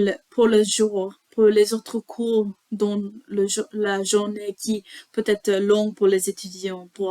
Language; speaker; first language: French; non-native, learner; English